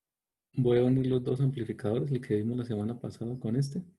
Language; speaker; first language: Spanish; native; Spanish